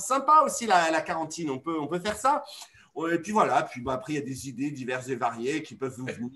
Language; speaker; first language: French; native; French